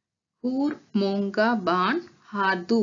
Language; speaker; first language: Swedish; non-native, learner; Tamil